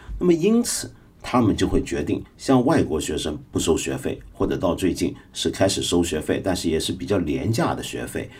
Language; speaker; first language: Chinese; non-native, local second language; Cantonese